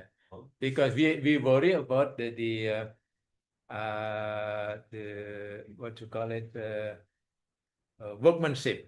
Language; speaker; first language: English; non-native, learner; Indonesian